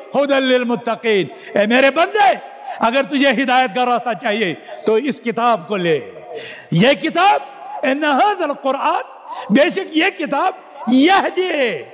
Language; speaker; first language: Urdu; non-native, local second language; Kashmiri